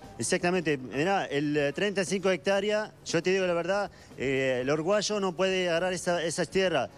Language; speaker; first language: Spanish; non-native, learner; Arabic